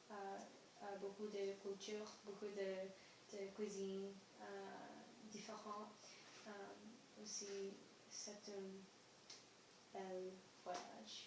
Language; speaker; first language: French; non-native, learner; English